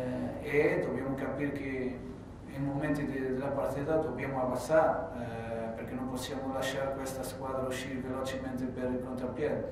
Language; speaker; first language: Italian; non-native, fluent; Portuguese